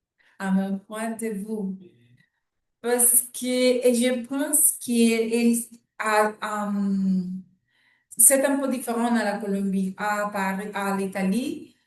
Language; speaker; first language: French; non-native, learner; Spanish